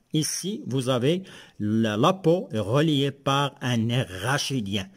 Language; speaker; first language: French; non-native, local second language; Arabic